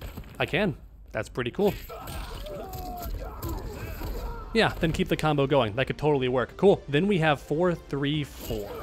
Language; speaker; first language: English; native; English